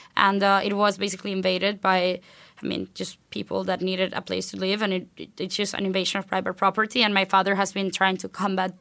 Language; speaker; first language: English; non-native, fluent; Spanish